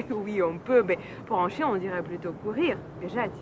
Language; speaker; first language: French; non-native, fluent; Russian